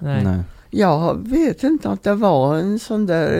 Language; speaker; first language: Swedish; non-native, fluent; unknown